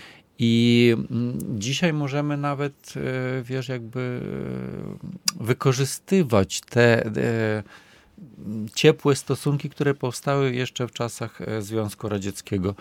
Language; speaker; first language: Polish; non-native, fluent; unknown